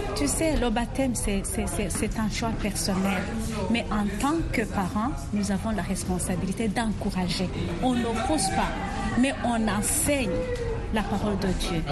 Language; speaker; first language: French; non-native, local second language; Rundi